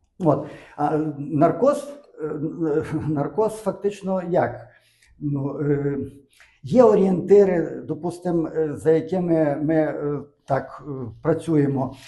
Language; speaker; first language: Ukrainian; native; Ukrainian